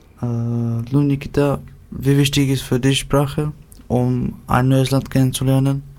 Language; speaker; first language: German; native; German